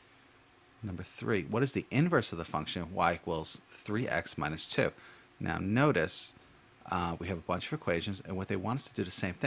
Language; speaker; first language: English; native; English